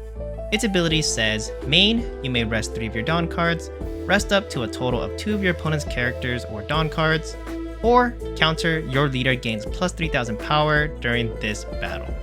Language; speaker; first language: English; native; English